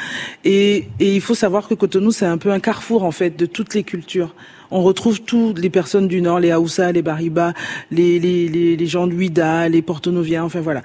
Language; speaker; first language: French; non-native, local second language; Fon